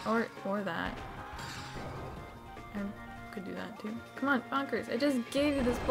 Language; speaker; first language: English; native; English